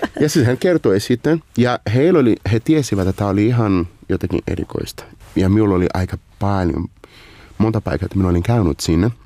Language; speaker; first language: Finnish; non-native, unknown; Portuguese